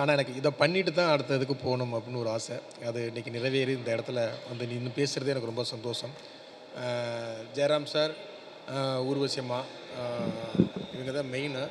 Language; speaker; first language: Tamil; native; Tamil